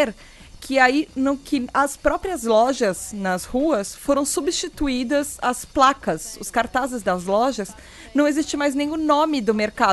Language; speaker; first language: Portuguese; native; Portuguese